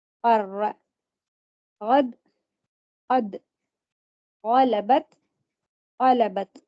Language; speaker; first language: Arabic; non-native, learner; Tamil